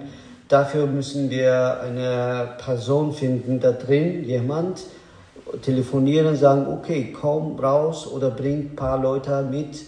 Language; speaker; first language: German; non-native, learner; Azerbaijani